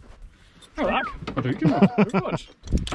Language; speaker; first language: German; native; German